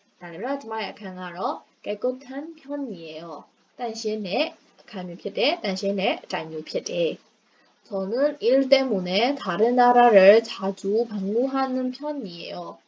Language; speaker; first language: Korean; non-native, fluent; Burmese